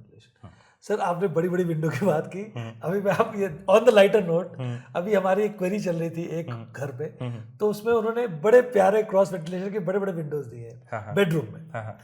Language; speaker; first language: Hindi; native; Hindi